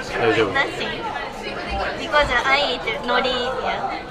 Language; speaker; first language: English; non-native, learner; Japanese